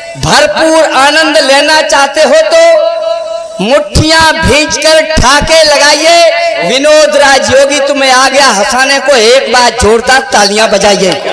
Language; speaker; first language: Hindi; native; Hindi